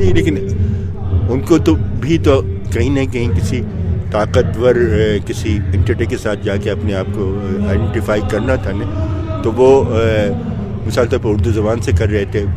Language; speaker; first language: Urdu; native; Urdu